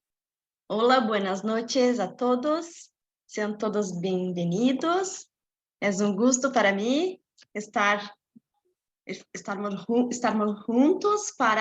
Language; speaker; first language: Spanish; non-native, fluent; Portuguese